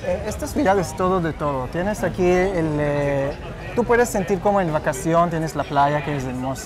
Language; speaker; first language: Spanish; non-native, fluent; Hebrew